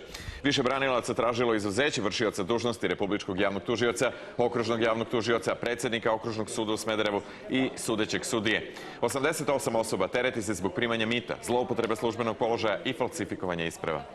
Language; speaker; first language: Serbian; native; Serbian